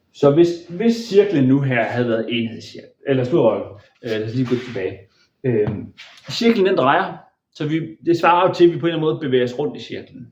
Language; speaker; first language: Danish; native; Danish